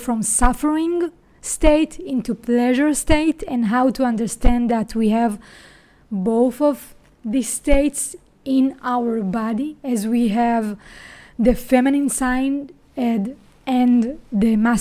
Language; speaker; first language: English; non-native, fluent; Hebrew